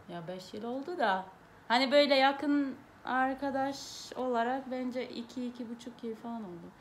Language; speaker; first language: Turkish; non-native, fluent; Hungarian